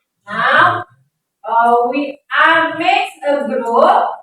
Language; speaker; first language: English; non-native, learner; Indonesian